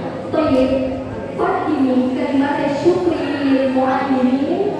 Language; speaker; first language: Arabic; non-native, fluent; Indonesian